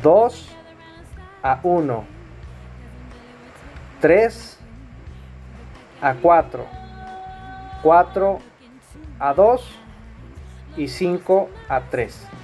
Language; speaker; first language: Spanish; native; Spanish